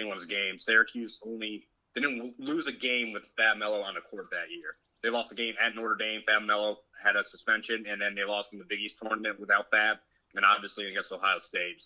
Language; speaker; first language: English; native; English